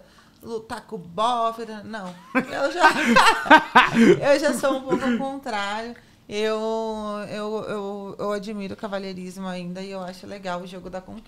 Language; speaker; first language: Portuguese; native; Portuguese